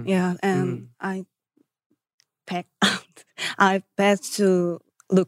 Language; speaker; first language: English; non-native, learner; Korean